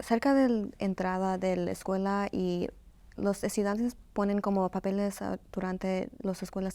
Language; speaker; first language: Spanish; early bilingual, heritage; Spanish